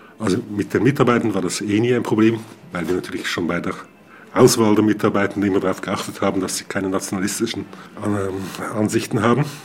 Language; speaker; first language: German; native; German